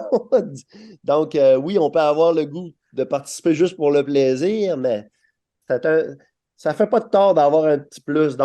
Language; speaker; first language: French; native; French